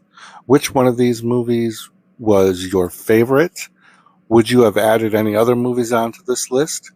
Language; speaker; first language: English; native; English